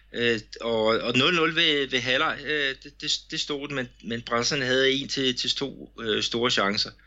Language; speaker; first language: Danish; native; Danish